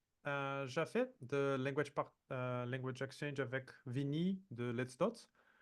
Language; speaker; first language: French; non-native, fluent; Portuguese